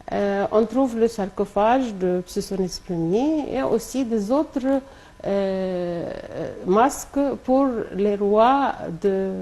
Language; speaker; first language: French; non-native, local second language; Arabic